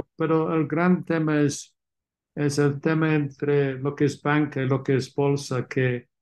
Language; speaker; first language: Spanish; non-native, fluent; English